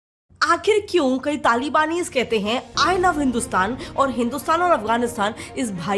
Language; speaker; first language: Hindi; native; Hindi